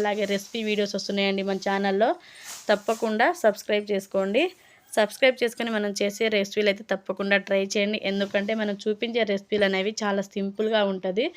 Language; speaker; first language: Telugu; non-native, local second language; Lambadi